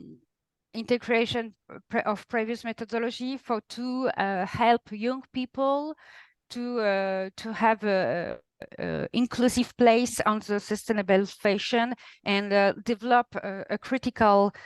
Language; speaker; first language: English; non-native, fluent; Italian